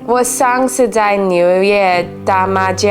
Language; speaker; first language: Chinese; early bilingual, heritage; English